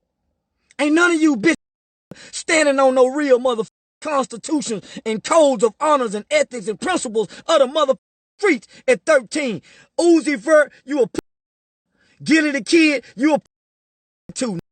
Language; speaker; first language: English; native; English